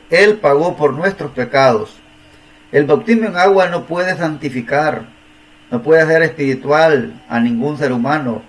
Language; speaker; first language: Spanish; native; Spanish